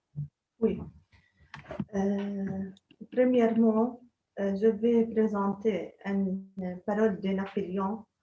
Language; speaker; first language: French; non-native, local second language; Arabic